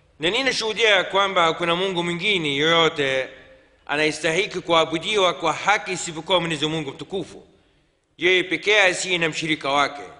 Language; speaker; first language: Swahili; non-native, fluent; Arabic